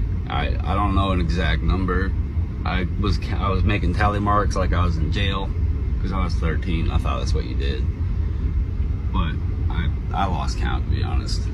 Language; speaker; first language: English; native; English